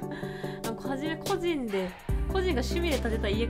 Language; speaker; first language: Japanese; native; Japanese